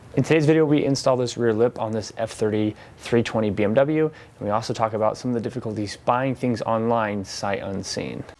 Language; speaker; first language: English; native; English